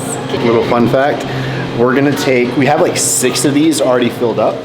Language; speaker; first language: English; native; English